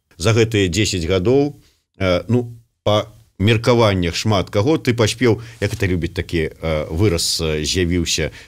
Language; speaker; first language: Belarusian; non-native, local second language; Russian